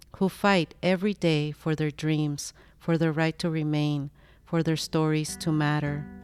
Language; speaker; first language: English; early bilingual, other home language; Spanish